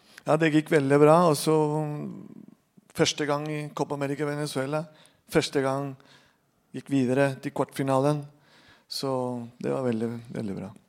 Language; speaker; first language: Norwegian; non-native, fluent; Spanish